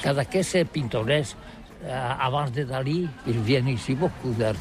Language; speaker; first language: French; non-native, learner; Catalan